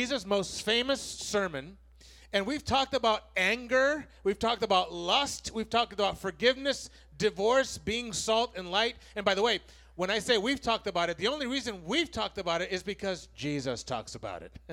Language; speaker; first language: English; non-native, fluent; Spanish